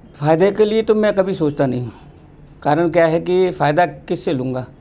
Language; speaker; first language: Hindi; native; Hindi